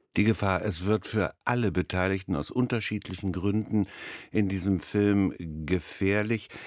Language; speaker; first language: German; native; German